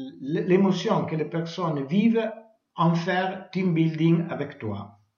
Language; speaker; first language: French; non-native, learner; Italian